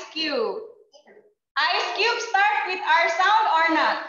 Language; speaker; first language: English; non-native, fluent; Indonesian